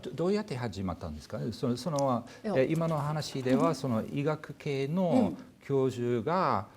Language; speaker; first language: Japanese; non-native, fluent; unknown